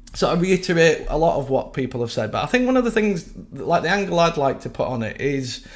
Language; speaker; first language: English; native; English